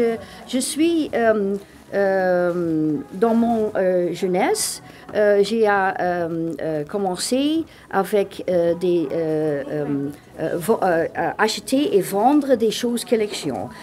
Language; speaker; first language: French; non-native, learner; English